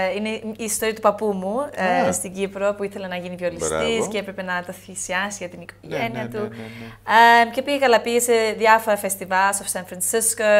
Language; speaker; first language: Greek; early bilingual, heritage; Greek